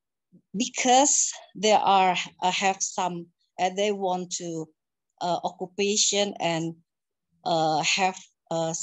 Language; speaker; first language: English; non-native, learner; Indonesian